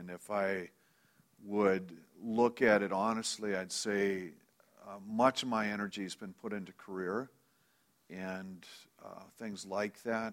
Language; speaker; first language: English; native; English